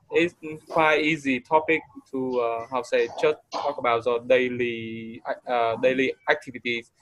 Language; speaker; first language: English; non-native, fluent; Vietnamese